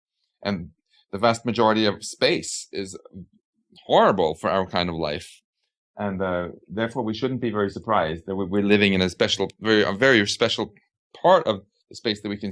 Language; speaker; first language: English; non-native, fluent; Swedish